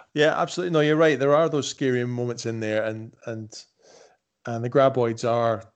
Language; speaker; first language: English; native; English